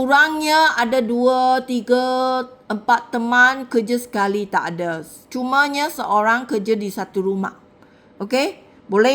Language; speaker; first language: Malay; non-native, local second language; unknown